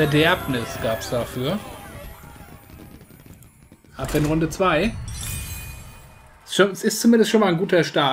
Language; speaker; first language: German; native; German